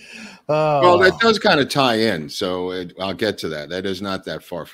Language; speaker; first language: English; native; English